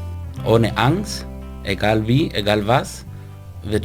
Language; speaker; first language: German; non-native, fluent; Spanish